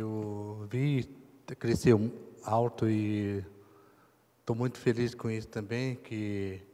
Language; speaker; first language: Portuguese; non-native, local second language; Kayapó